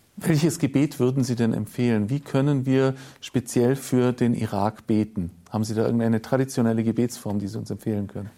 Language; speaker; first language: German; native; German